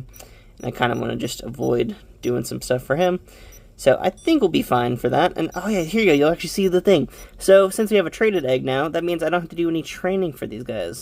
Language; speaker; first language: English; native; English